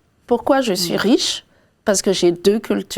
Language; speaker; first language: French; non-native, local second language; Malagasy